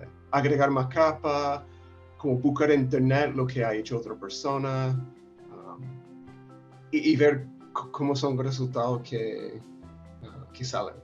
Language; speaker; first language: Spanish; non-native, fluent; English